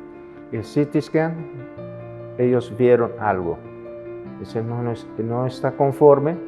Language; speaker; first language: Spanish; non-native, fluent; Papiamento